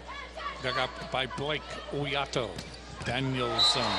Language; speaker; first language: English; native; English